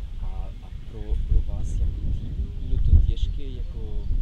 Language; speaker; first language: Czech; non-native, learner; English